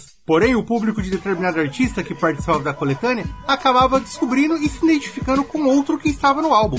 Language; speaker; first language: Portuguese; native; Portuguese